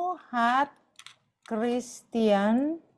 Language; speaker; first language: German; non-native, fluent; Indonesian